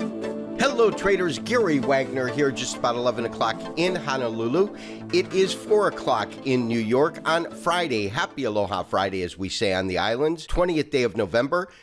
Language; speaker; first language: English; native; English